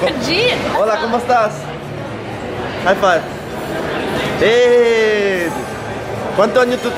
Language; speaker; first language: Spanish; early bilingual, heritage; English